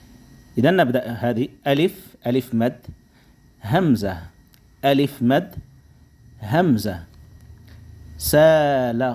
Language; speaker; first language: Arabic; non-native, fluent; Indonesian